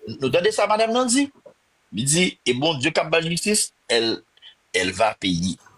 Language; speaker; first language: French; non-native, local second language; Haitian Creole